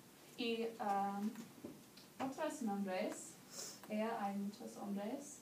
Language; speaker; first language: Spanish; non-native, learner; English